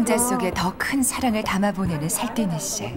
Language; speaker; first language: Korean; native; Korean